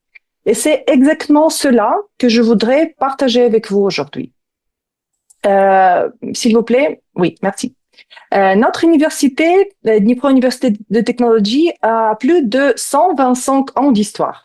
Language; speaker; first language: French; non-native, fluent; Ukrainian